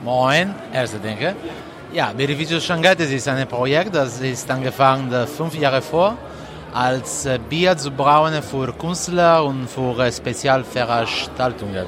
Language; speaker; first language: German; non-native, learner; Italian